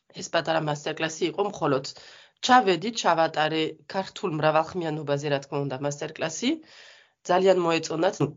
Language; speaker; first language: Georgian; non-native, fluent; French